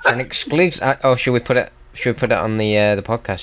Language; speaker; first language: English; native; English